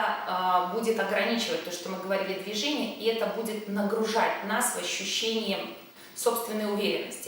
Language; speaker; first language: Russian; native; Russian